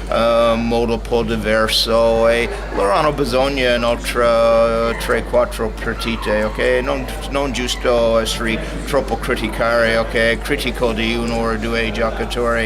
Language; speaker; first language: Italian; non-native, learner; English